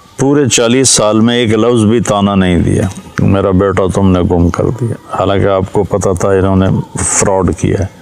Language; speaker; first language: Urdu; non-native, local second language; Punjabi